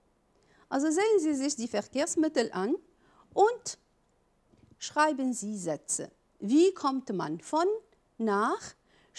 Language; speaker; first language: German; non-native, fluent; Arabic